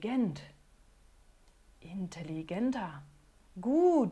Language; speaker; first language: German; non-native, fluent; Portuguese